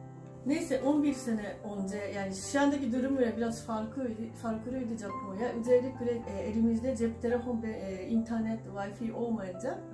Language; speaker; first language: Turkish; non-native, fluent; Japanese